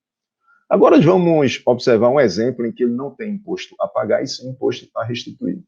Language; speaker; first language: Portuguese; native; Portuguese